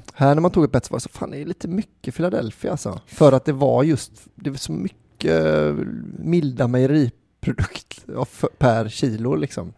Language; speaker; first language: Swedish; native; Swedish